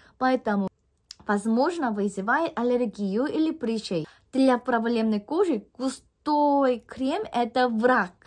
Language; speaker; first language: Russian; non-native, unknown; Korean